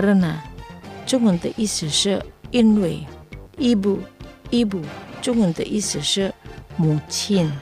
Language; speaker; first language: Chinese; early bilingual, heritage; Chinese